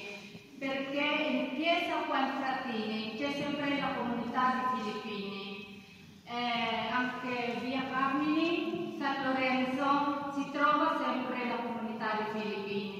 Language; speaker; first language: Italian; non-native, learner; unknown